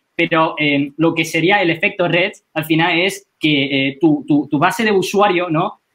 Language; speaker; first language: Spanish; non-native, fluent; Chinese